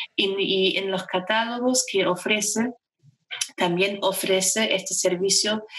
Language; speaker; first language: Spanish; non-native, fluent; German